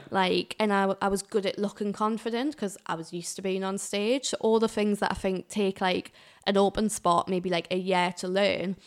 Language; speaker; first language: English; native; English